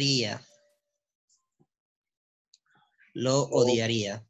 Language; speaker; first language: Spanish; native; Spanish